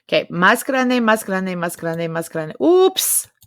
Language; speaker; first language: Spanish; non-native, fluent; English